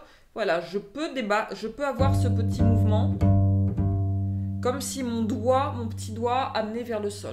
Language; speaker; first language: French; native; French